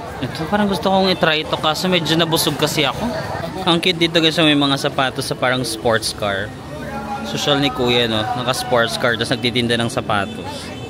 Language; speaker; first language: Filipino; non-native, local second language; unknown